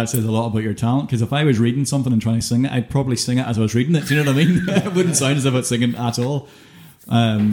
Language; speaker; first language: English; native; English